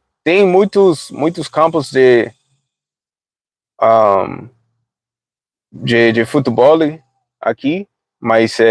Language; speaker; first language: Portuguese; non-native, fluent; English